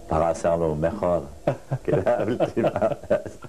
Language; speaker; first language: Spanish; non-native, learner; French